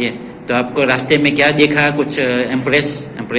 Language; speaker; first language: Hindi; non-native, learner; Gujarati